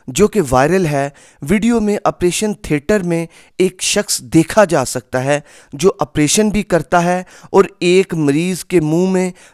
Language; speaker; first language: Urdu; non-native, local second language; Punjabi